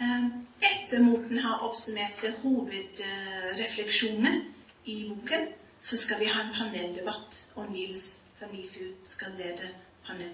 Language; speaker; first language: Norwegian; non-native, fluent; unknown